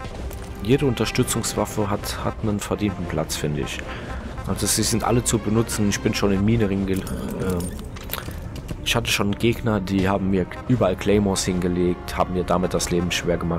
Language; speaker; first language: German; native; German